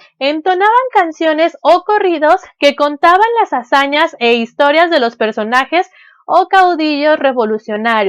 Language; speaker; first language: Spanish; native; Spanish